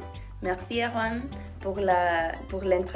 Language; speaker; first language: French; non-native, learner; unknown